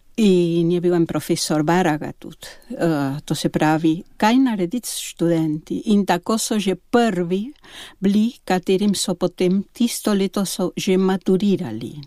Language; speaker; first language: Slovenian; early bilingual, heritage; Slovenian